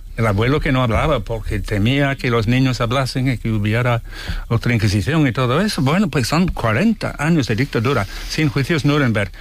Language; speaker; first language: Spanish; non-native, fluent; English